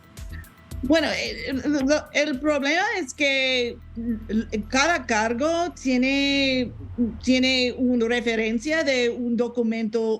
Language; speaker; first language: Spanish; non-native, learner; English